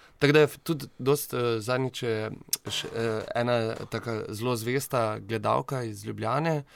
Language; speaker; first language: Slovenian; native; Slovenian